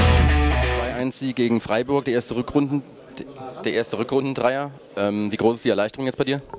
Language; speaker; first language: German; native; German